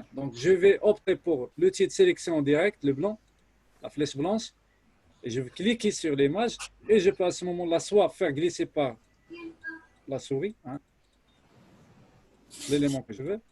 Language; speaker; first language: French; non-native, local second language; Arabic